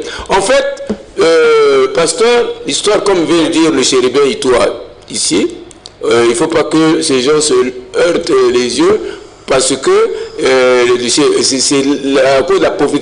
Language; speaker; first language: French; non-native, local second language; Lingala